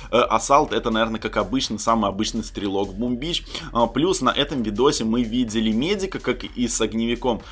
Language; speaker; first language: Russian; native; Russian